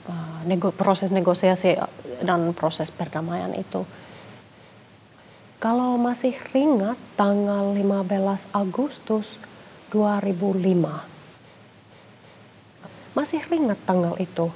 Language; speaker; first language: Indonesian; non-native, fluent; Finnish